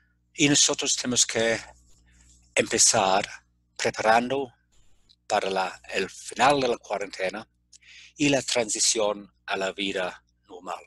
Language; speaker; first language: Spanish; non-native, fluent; English